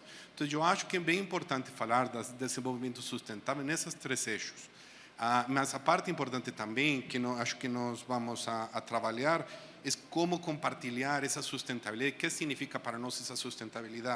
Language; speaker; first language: Portuguese; non-native, fluent; Spanish